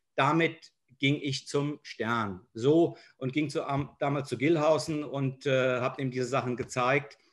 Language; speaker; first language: German; native; German